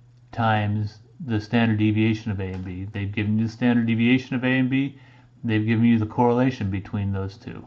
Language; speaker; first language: English; native; English